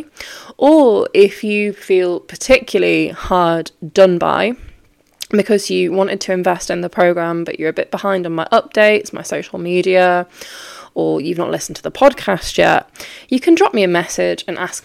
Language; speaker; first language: English; native; English